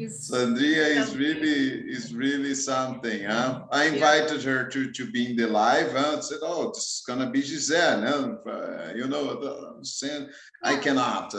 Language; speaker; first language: English; non-native, fluent; Portuguese